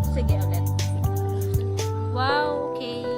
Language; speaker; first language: Filipino; native; Filipino